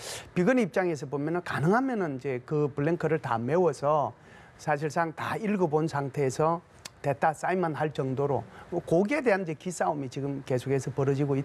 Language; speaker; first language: Korean; native; Korean